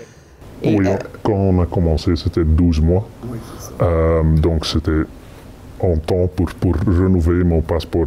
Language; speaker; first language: French; non-native, fluent; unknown